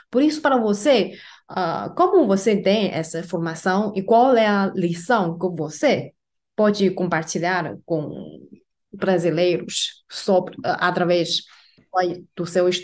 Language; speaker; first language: Portuguese; non-native, fluent; Chinese